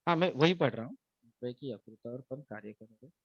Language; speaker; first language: Hindi; non-native, local second language; Marathi